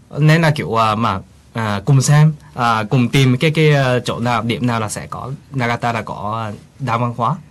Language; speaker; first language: Vietnamese; early bilingual, heritage; Vietnamese